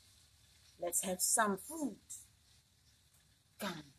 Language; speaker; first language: English; non-native, local second language; Malay